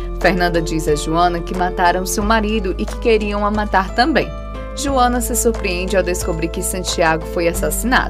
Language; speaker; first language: Portuguese; native; Portuguese